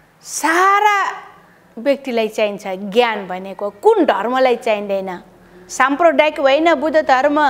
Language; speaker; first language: Nepali; non-native, local second language; Newari